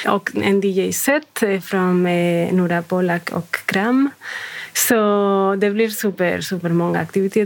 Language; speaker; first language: Swedish; non-native, fluent; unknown